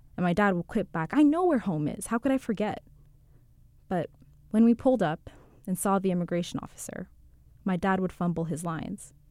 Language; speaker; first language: English; early bilingual, other home language; Rundi